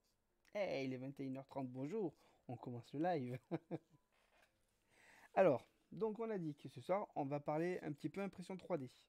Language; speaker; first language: French; native; French